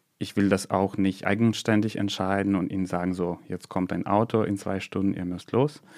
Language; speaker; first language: German; non-native, fluent; Russian